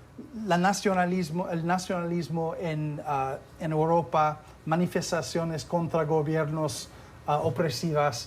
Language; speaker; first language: Spanish; non-native, fluent; English